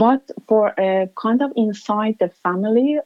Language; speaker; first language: English; non-native, fluent; Persian